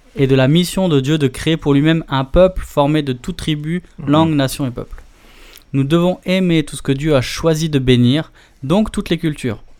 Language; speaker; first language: French; native; French